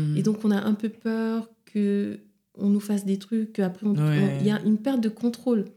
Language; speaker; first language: French; non-native, local second language; Wolof